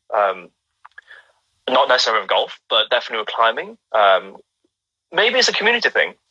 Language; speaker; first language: English; native; English